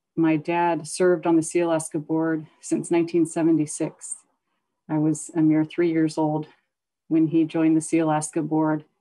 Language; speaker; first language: English; native; English